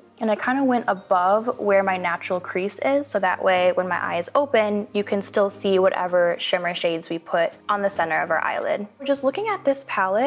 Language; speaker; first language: English; native; English